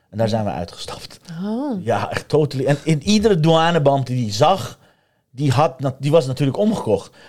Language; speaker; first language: Dutch; non-native, fluent; Persian